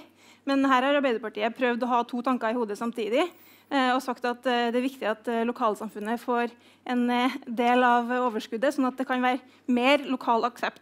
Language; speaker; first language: Norwegian; native; Norwegian